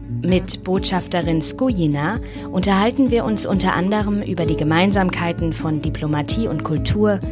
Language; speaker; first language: German; native; German